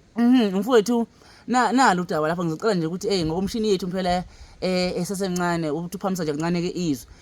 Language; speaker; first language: Zulu; native; Zulu